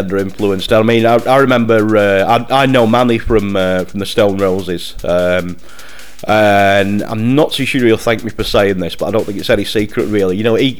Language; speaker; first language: English; native; English